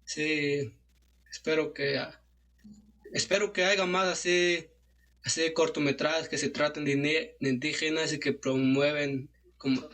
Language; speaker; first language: Spanish; non-native, local second language; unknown